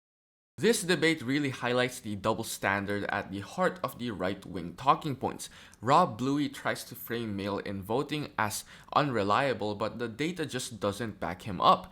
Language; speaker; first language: English; native; English